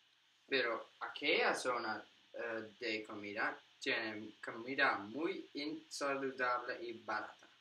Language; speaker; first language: Spanish; non-native, learner; English